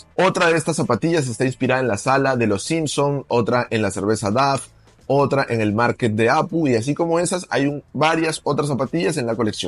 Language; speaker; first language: Spanish; native; Spanish